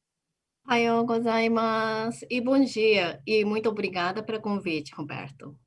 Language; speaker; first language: Portuguese; non-native, fluent; Japanese